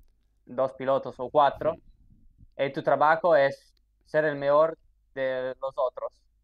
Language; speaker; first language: Spanish; non-native, fluent; Italian